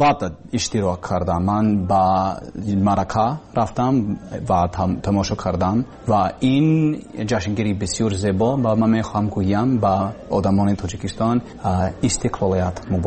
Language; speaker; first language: Persian; non-native, learner; English